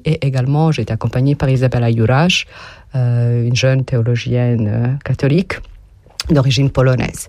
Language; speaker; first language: French; non-native, fluent; Serbian